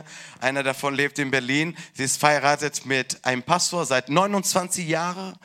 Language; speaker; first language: German; non-native, learner; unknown